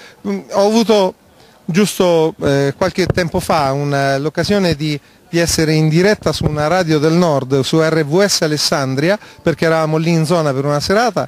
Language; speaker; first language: Italian; native; Italian